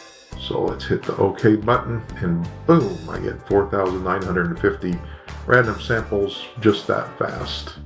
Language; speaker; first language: English; native; English